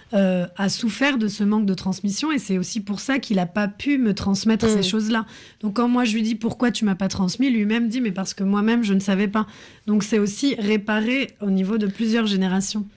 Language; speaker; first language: French; native; French